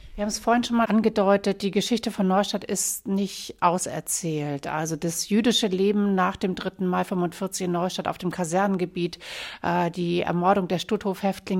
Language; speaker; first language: German; native; German